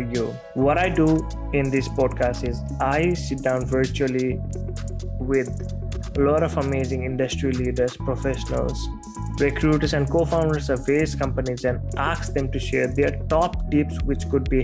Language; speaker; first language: English; non-native, fluent; Nepali